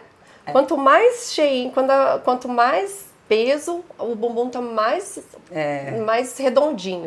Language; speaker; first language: Portuguese; native; Portuguese